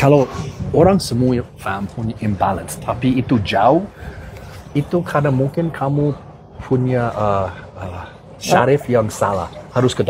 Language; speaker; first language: Indonesian; non-native, fluent; English